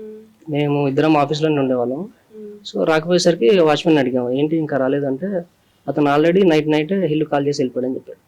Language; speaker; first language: Telugu; native; Telugu